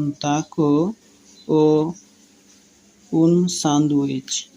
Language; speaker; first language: Spanish; non-native, learner; Bangla